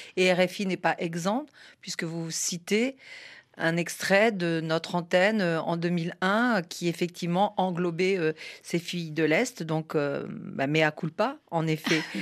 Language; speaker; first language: French; native; French